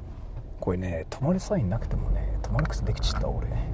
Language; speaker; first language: Japanese; native; Japanese